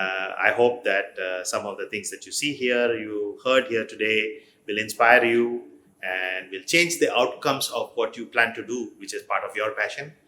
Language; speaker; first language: English; non-native, fluent; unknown